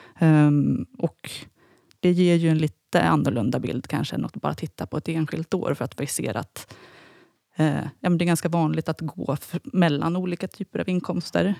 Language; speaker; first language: Swedish; native; Swedish